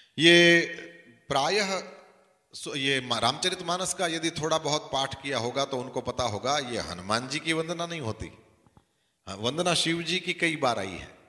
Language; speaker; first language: Hindi; non-native, local second language; Gujarati